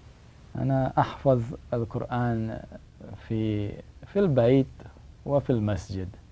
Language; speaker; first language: Arabic; non-native, learner; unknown